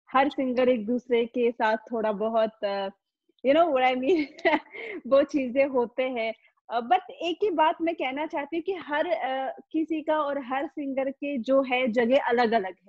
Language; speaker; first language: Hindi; non-native, fluent; Pashto